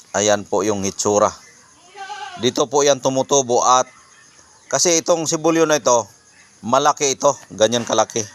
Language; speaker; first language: Filipino; non-native, local second language; Cebuano